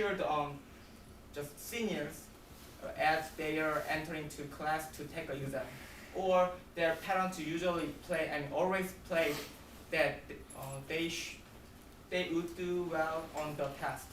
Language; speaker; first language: English; non-native, learner; Korean